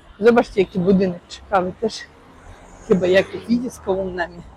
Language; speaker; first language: Polish; non-native, fluent; Russian